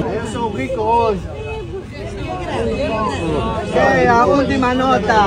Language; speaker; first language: Portuguese; non-native, learner; Vietnamese